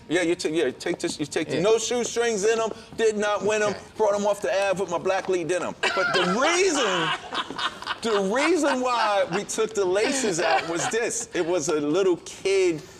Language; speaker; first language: English; native; English